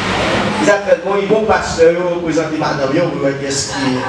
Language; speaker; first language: French; non-native, learner; Haitian Creole